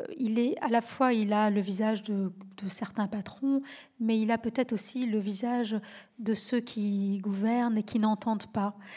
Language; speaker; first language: French; native; French